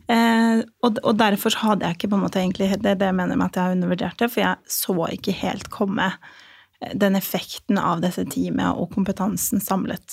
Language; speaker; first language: Norwegian; early bilingual, other home language; Albanian